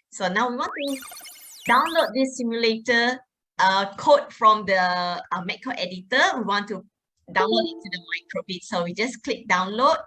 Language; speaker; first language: English; non-native, local second language; Malay